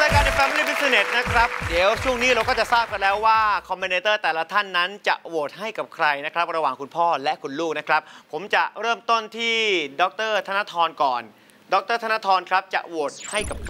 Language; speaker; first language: Thai; native; Thai